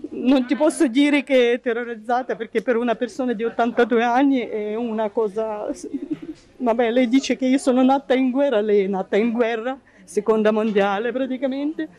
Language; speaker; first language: Italian; non-native, fluent; Ukrainian